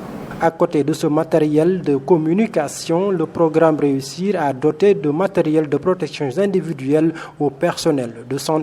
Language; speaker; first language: French; non-native, local second language; Wolof